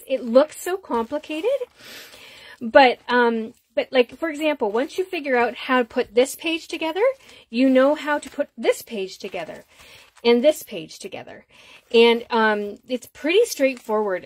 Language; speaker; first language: English; native; English